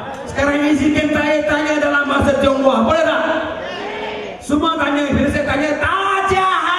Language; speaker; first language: Malay; native; Malay